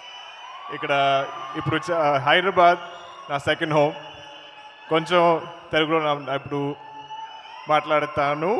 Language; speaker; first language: Telugu; non-native, learner; Malayalam